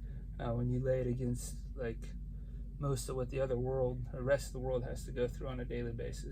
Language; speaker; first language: English; native; English